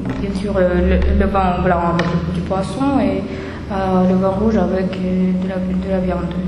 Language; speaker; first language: French; non-native, fluent; Russian